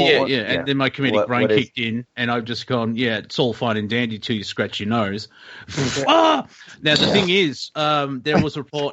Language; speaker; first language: English; native; English